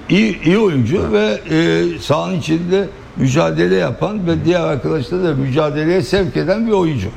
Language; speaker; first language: Turkish; native; Turkish